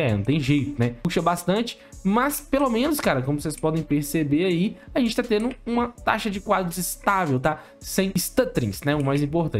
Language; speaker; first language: Portuguese; native; Portuguese